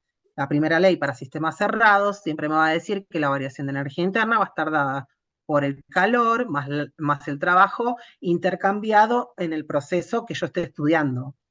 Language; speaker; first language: Spanish; native; Spanish